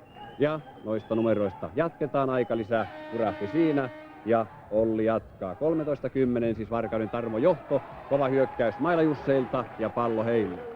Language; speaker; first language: Finnish; native; Finnish